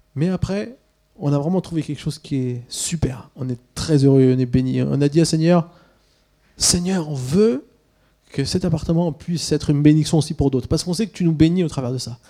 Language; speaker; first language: French; early bilingual, other home language; Swiss German